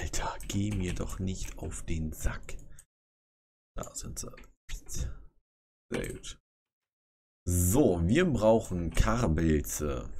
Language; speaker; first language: German; native; German